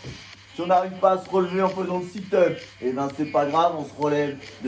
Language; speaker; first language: French; native; French